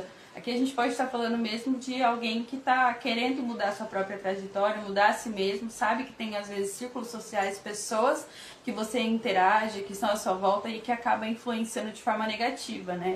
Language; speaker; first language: Portuguese; native; Portuguese